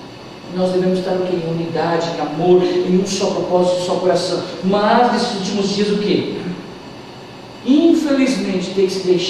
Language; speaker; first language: Portuguese; native; Portuguese